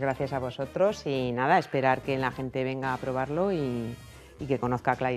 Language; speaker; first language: Spanish; native; Spanish